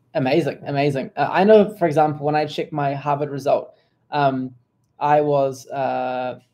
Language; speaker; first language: English; native; English